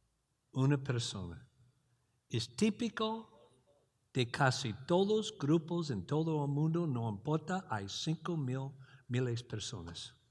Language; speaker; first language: Spanish; non-native, learner; English